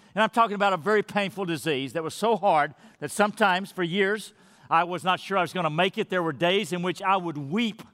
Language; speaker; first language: English; native; English